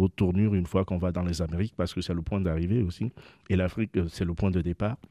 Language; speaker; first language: French; non-native, local second language; Ewe